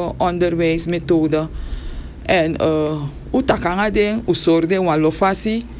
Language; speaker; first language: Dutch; native; Dutch